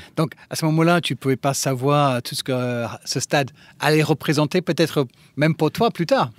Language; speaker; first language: French; non-native, fluent; English